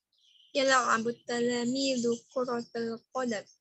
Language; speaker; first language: Arabic; non-native, learner; Indonesian